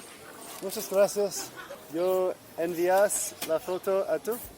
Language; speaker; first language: Spanish; non-native, learner; English